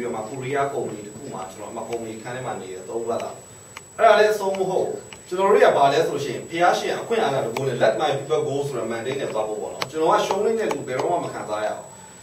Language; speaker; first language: Burmese; non-native, local second language; Hakha Chin